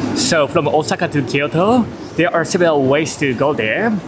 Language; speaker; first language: English; non-native, fluent; Japanese